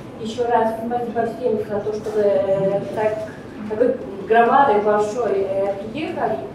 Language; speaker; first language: Russian; non-native, learner; Polish